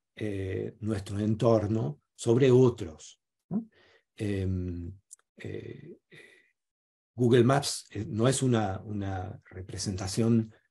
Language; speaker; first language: Spanish; non-native, fluent; German